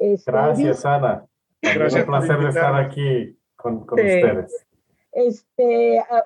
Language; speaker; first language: Spanish; native; Spanish